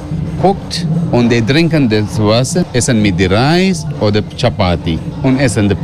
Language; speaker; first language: German; non-native, learner; Sinhala